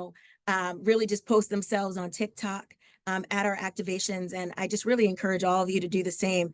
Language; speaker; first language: English; native; English